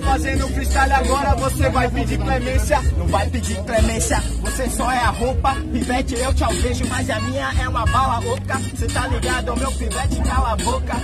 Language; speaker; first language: Portuguese; native; Portuguese